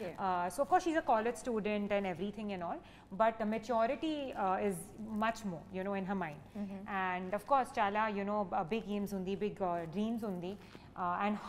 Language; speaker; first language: Telugu; non-native, learner; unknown